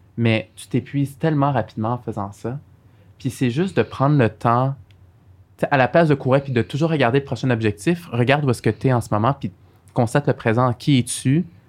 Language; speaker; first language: French; early bilingual, other home language; Arabic